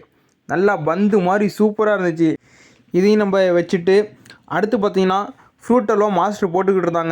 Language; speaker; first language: Tamil; native; Tamil